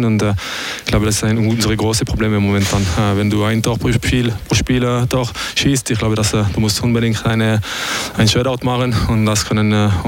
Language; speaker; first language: German; non-native, local second language; French